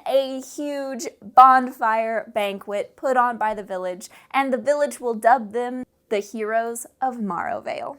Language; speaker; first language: English; native; English